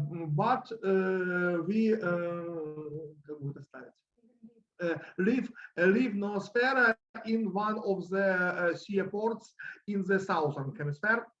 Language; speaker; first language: English; non-native, learner; Russian